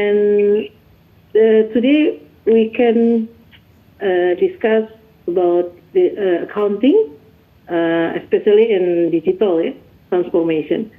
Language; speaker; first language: English; non-native, learner; Indonesian